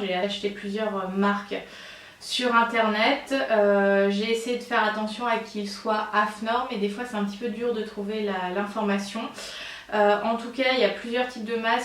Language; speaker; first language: French; native; French